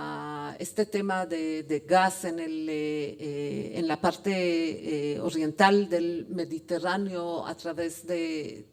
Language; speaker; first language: Spanish; non-native, fluent; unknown